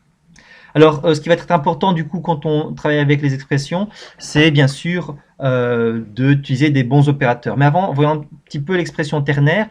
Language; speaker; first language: French; native; French